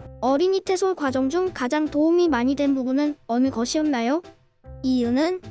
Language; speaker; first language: Korean; native; Korean